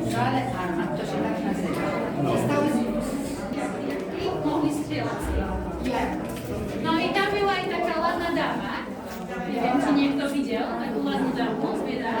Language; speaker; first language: Polish; non-native, learner; Slovak